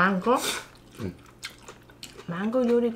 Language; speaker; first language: Korean; non-native, learner; Vietnamese